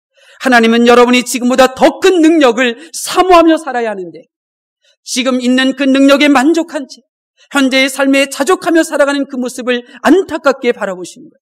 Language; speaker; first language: Korean; native; Korean